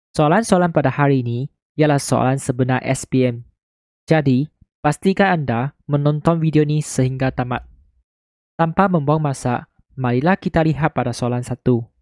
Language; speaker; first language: Malay; non-native, local second language; Chinese